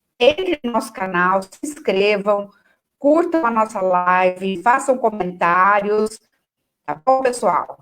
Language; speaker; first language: Portuguese; native; Portuguese